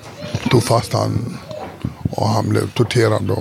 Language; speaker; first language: Swedish; early bilingual, other home language; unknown